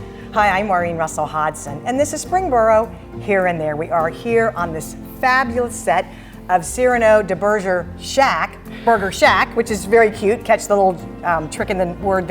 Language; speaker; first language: English; native; English